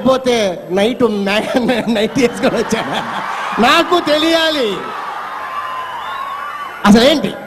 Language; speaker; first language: Telugu; native; Telugu